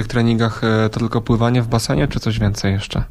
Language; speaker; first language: Polish; native; Polish